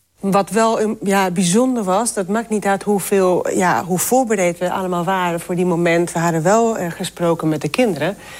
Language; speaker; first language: Dutch; non-native, fluent; Spanish